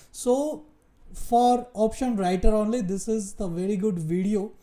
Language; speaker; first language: English; non-native, local second language; Hindi